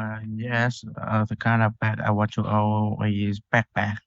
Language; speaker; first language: English; non-native, learner; Vietnamese